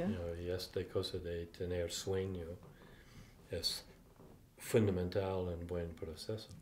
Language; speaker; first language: Spanish; non-native, fluent; English